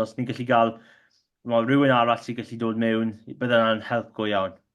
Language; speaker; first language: Welsh; non-native, local second language; English